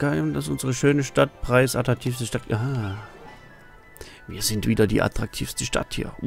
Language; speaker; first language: German; native; German